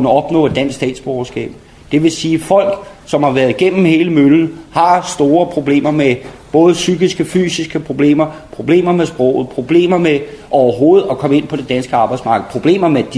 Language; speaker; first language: Danish; native; Danish